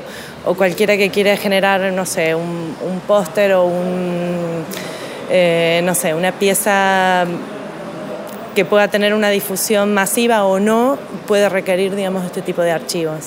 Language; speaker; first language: Spanish; native; Spanish